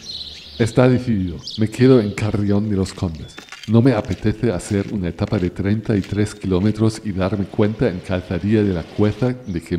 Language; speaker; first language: Spanish; non-native, fluent; German